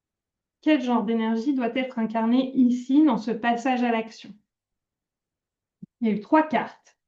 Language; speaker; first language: French; native; French